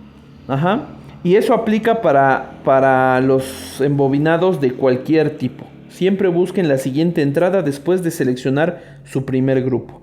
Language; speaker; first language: Spanish; native; Spanish